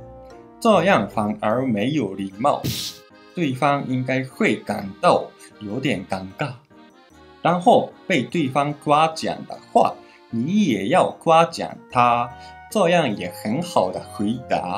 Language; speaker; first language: Chinese; non-native, fluent; Japanese